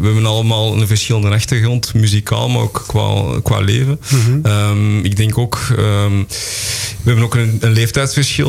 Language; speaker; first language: Dutch; native; Dutch